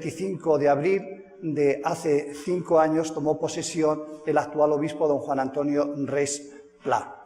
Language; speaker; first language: Spanish; native; Spanish